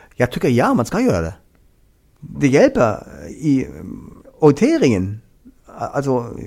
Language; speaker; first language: Swedish; non-native, fluent; German